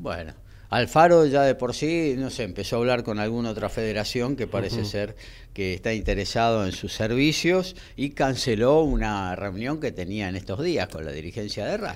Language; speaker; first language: Spanish; native; Spanish